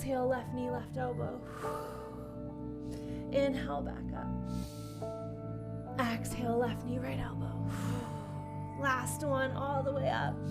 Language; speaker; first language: English; native; English